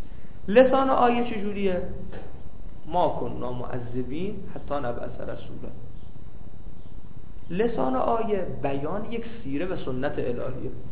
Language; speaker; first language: Persian; native; Persian